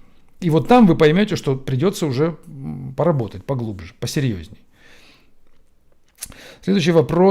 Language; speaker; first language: Russian; native; Russian